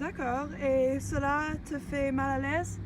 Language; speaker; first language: French; non-native, learner; English